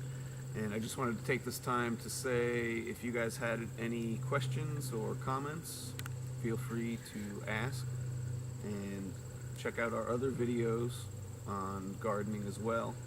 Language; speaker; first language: English; native; English